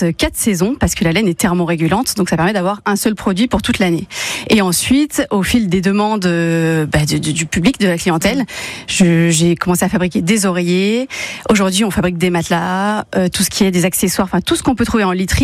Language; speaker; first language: French; native; French